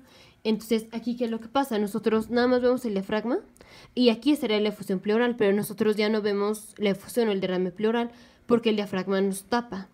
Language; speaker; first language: Spanish; native; Spanish